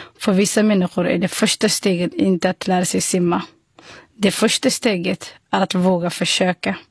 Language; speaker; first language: Swedish; non-native, fluent; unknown